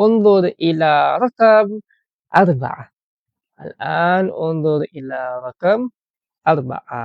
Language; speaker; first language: Arabic; non-native, fluent; Malay